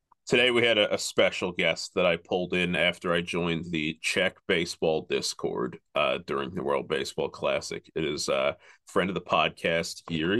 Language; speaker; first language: English; native; English